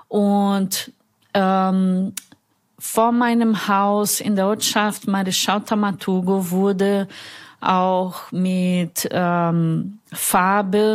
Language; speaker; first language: German; non-native, fluent; Portuguese